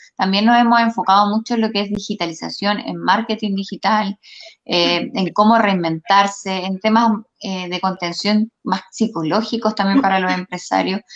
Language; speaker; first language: Spanish; native; Spanish